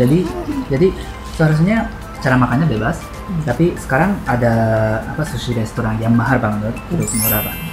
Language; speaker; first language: Indonesian; non-native, learner; Japanese